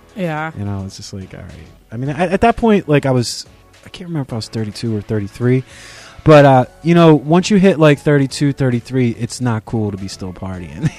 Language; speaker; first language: English; native; English